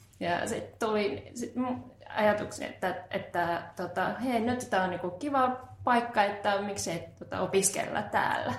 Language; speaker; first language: Finnish; non-native, fluent; Japanese